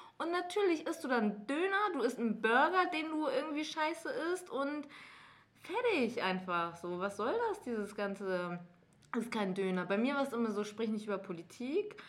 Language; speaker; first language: German; early bilingual, other home language; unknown